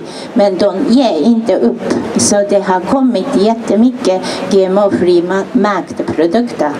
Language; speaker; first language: Swedish; non-native, fluent; Japanese